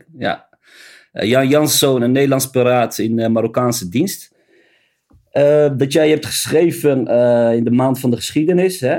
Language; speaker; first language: Dutch; early bilingual, other home language; Riffian